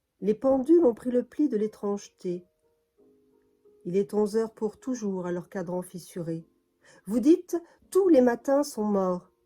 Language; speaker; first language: French; native; French